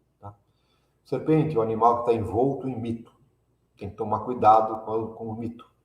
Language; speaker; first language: Portuguese; early bilingual, other home language; Italian